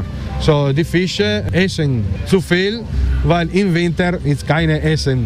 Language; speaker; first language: German; non-native, learner; Italian